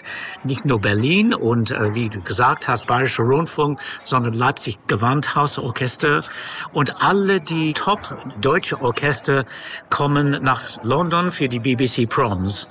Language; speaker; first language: German; non-native, fluent; English